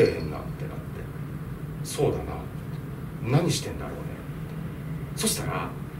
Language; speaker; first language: Japanese; native; Japanese